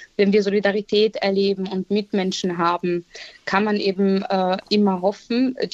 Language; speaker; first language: German; native; German